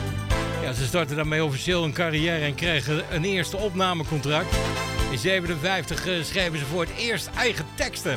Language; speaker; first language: Dutch; native; Dutch